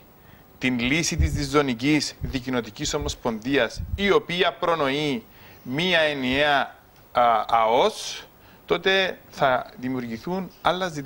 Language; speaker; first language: Greek; native; Greek